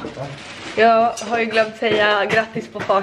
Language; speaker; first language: Swedish; native; Swedish